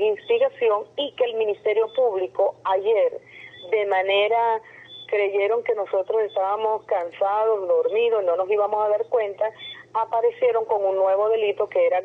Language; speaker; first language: Spanish; native; Spanish